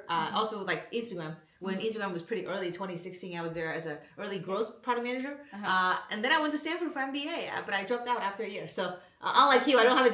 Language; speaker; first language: English; non-native, fluent; Chinese